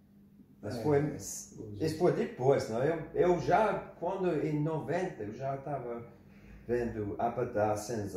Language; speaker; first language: Portuguese; non-native, learner; English